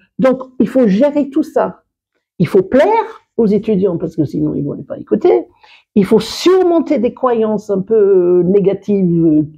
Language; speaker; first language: French; non-native, fluent; English